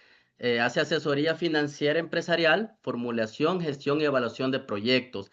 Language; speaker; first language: Spanish; native; Spanish